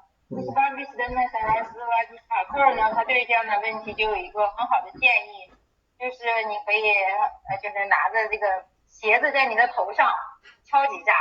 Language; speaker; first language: Chinese; native; Chinese